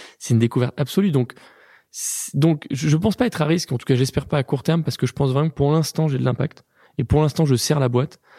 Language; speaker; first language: French; native; French